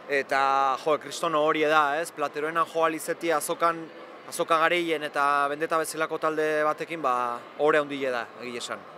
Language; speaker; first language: Basque; native; Basque